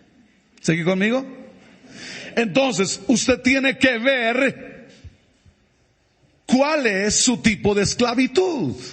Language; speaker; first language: Spanish; native; Spanish